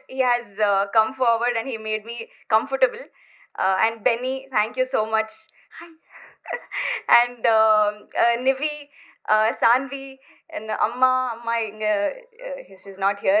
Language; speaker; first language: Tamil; non-native, learner; Telugu